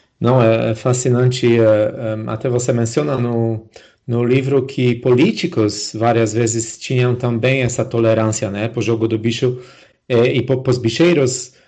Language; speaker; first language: Portuguese; non-native, fluent; Polish